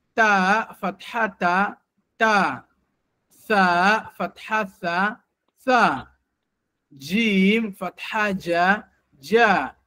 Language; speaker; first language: Swahili; native; Swahili